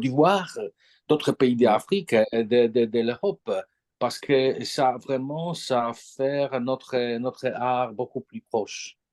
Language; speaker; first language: French; non-native, fluent; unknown